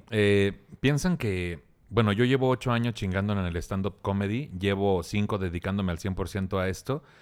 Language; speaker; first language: Spanish; native; Spanish